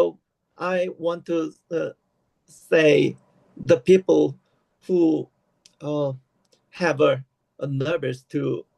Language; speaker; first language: English; non-native, learner; Korean